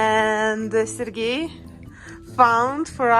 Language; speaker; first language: English; non-native, learner; Russian